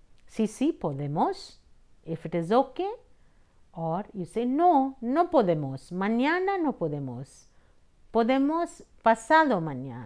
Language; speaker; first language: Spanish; non-native, fluent; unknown